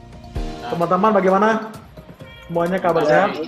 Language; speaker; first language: Indonesian; native; Indonesian